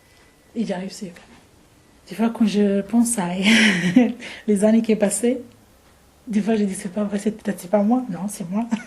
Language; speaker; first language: French; non-native, fluent; Arabic